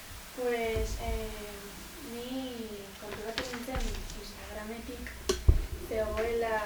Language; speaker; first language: Basque; non-native, local second language; Spanish